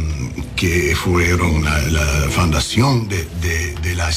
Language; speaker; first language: Spanish; non-native, learner; English